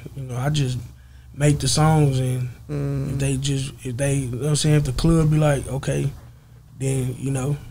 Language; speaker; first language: English; native; English